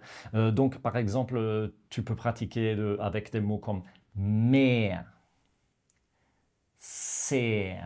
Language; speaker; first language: French; non-native, fluent; Norwegian